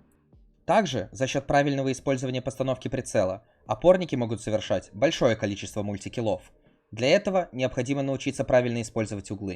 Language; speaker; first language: Russian; native; Russian